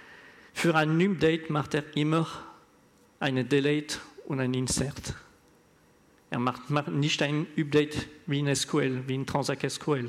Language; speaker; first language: German; non-native, learner; French